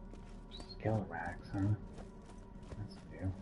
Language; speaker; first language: English; native; English